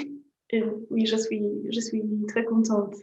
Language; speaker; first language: French; non-native, fluent; Polish